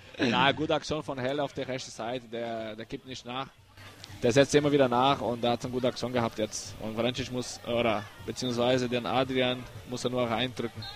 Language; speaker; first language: German; non-native, fluent; Portuguese